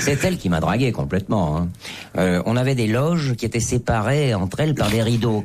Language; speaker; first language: French; native; French